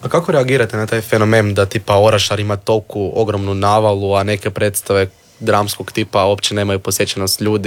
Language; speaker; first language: Serbian; native; Serbian